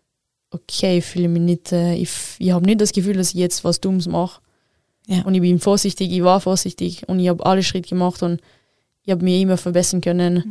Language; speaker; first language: German; non-native, local second language; French